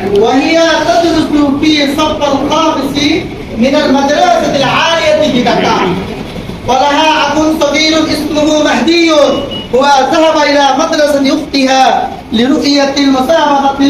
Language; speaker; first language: Arabic; non-native, fluent; Bangla